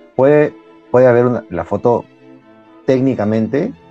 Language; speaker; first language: Spanish; native; Spanish